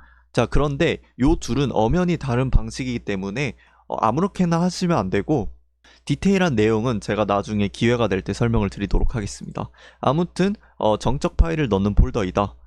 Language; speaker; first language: Korean; native; Korean